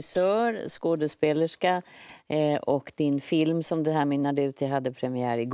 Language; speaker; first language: Swedish; native; Swedish